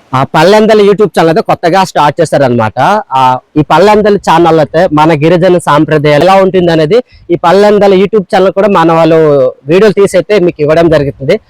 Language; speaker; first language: Telugu; non-native, local second language; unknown